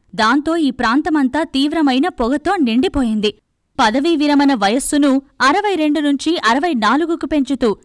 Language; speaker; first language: Telugu; native; Telugu